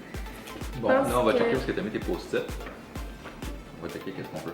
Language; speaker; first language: French; native; French